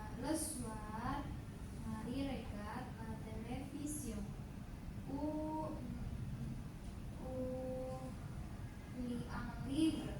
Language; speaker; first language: French; non-native, learner; Indonesian